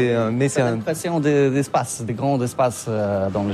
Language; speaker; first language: French; non-native, learner; Polish